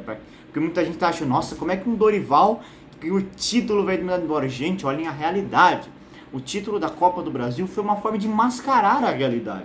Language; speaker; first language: Portuguese; native; Portuguese